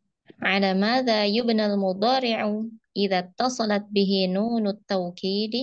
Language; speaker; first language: Arabic; non-native, learner; Indonesian